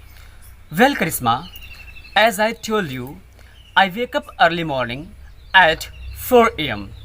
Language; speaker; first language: English; non-native, learner; Hindi